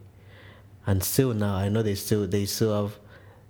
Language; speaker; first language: English; non-native, local second language; Ganda